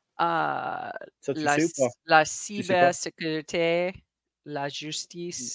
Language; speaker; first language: French; non-native, learner; English